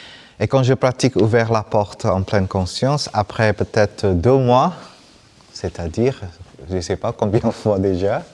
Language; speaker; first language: French; non-native, fluent; Vietnamese